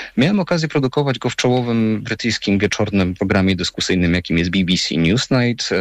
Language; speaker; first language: Polish; native; Polish